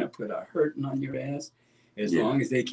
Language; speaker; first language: English; native; English